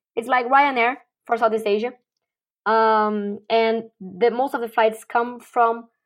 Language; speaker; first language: English; non-native, fluent; Portuguese